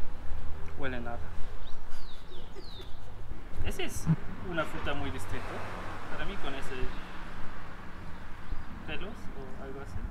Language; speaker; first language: Spanish; non-native, learner; German